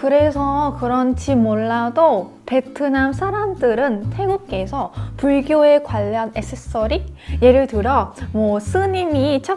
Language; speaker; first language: Korean; non-native, learner; Vietnamese